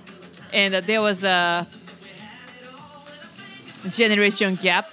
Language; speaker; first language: English; non-native, fluent; Japanese